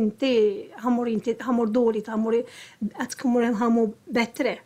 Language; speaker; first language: Swedish; non-native, learner; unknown